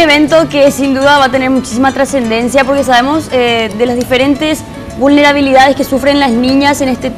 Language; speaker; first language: Spanish; native; Spanish